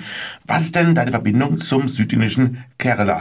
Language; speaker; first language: German; native; German